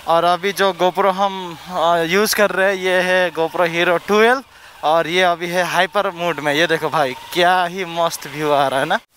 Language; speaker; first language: Hindi; non-native, local second language; Nepali